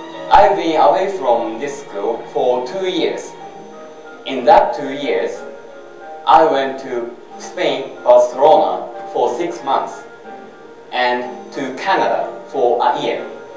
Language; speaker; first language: English; non-native, fluent; Japanese